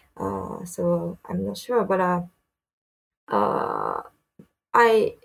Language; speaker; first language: English; non-native, learner; Japanese